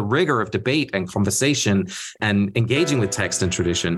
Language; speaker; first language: English; early bilingual, other home language; Dutch